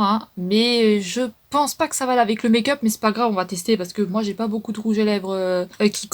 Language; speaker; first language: French; native; French